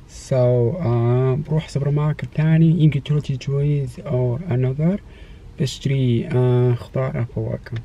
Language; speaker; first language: Arabic; non-native, learner; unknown